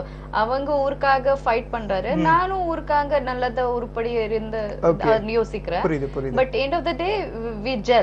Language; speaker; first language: Tamil; non-native, local second language; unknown